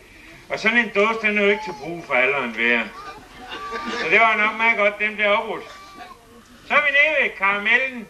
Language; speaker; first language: Danish; native; Danish